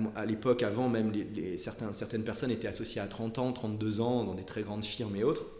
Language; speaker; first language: French; native; French